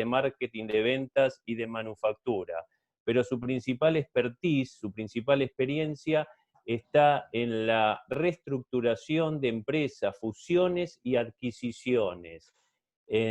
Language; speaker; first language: Spanish; native; Spanish